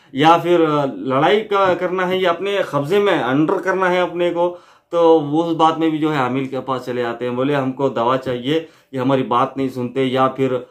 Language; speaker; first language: Hindi; native; Hindi